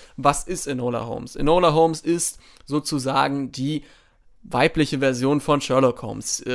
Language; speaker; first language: German; native; German